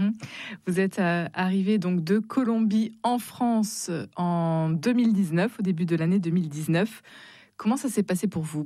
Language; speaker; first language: French; native; French